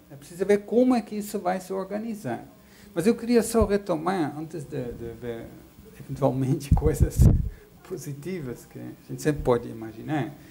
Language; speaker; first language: Portuguese; non-native, fluent; Dutch